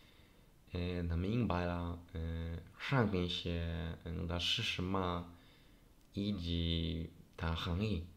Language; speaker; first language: Chinese; non-native, learner; Polish